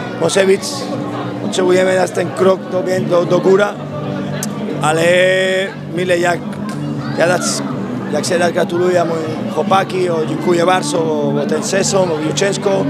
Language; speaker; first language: Polish; non-native, learner; Spanish